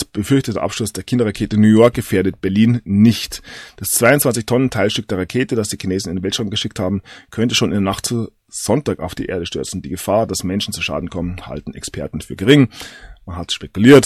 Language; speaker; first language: German; native; German